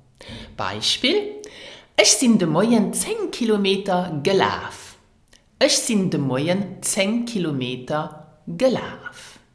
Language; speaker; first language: German; non-native, learner; English